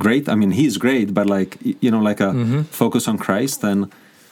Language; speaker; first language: English; non-native, fluent; Czech